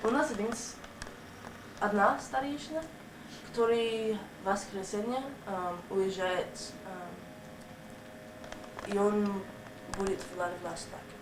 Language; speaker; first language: Russian; non-native, learner; English